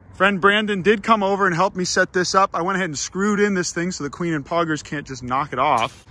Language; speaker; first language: English; native; English